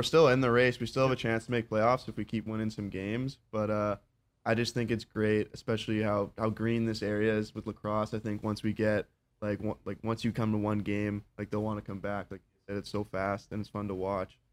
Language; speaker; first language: English; native; English